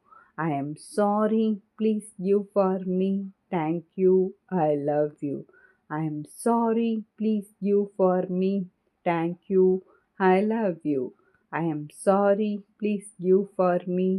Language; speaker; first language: English; non-native, learner; Tamil